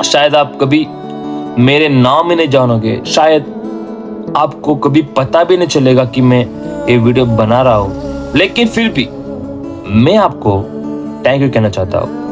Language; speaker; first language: Hindi; non-native, local second language; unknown